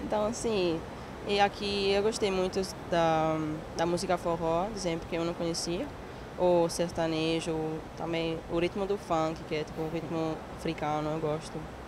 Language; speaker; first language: Portuguese; non-native, learner; Italian